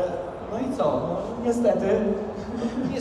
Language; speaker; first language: Polish; native; Polish